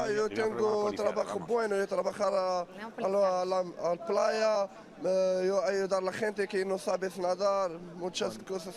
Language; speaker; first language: Spanish; non-native, learner; Arabic